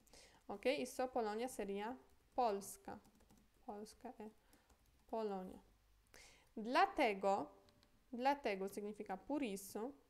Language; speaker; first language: Portuguese; non-native, fluent; Polish